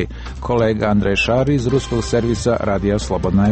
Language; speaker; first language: Serbian; native; Serbian